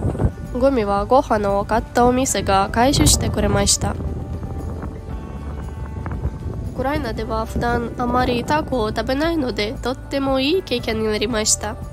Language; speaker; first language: Japanese; non-native, fluent; Ukrainian